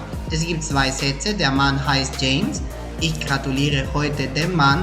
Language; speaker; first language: German; non-native, fluent; Spanish